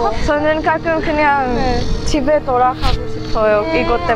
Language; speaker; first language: Korean; non-native, learner; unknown